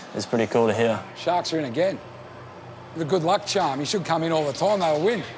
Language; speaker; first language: English; native; English